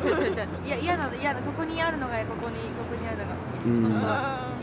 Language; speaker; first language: Japanese; native; Japanese